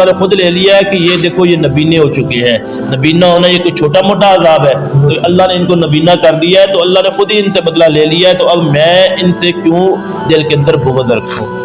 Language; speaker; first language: Urdu; native; Urdu